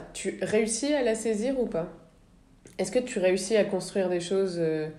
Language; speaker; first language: French; native; French